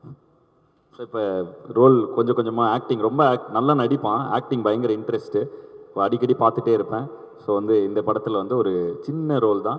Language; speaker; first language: Tamil; native; Tamil